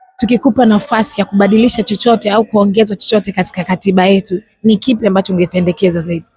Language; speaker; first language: Swahili; native; Swahili